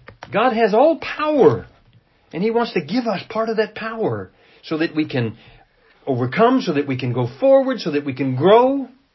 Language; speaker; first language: English; native; English